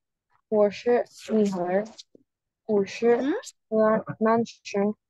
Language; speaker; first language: Chinese; non-native, learner; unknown